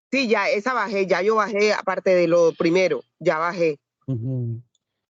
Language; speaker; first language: Spanish; native; Spanish